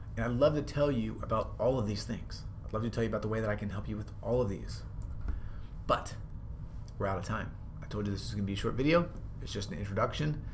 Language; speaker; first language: English; native; English